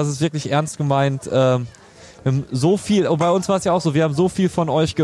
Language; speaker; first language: German; native; German